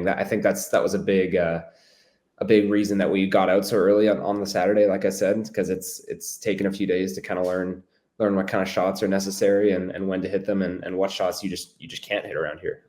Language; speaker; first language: English; native; English